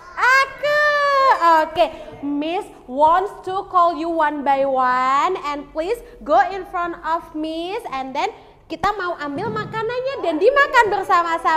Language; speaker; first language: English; non-native, learner; Indonesian